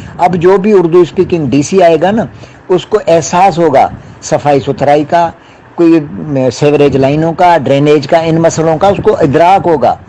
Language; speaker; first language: Urdu; non-native, local second language; Sindhi